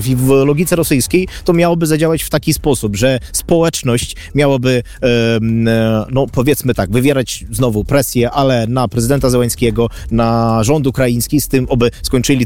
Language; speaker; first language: Polish; non-native, fluent; Ukrainian